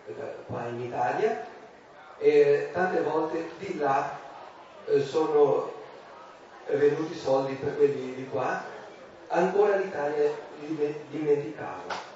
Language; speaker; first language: Italian; non-native, learner; Portuguese